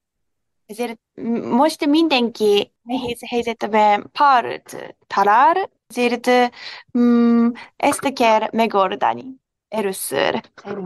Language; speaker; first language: Hungarian; non-native, learner; Japanese